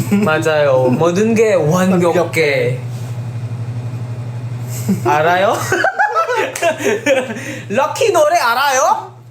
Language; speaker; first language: Korean; non-native, learner; Filipino